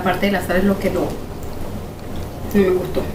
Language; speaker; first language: Spanish; native; Spanish